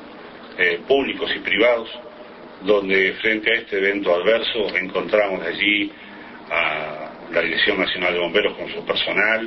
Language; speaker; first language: Spanish; native; Spanish